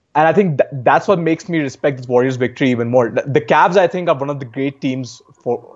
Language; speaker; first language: English; non-native, local second language; Hindi